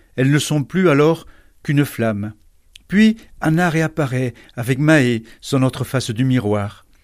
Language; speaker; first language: French; native; French